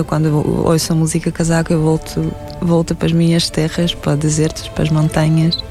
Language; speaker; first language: Portuguese; non-native, fluent; Russian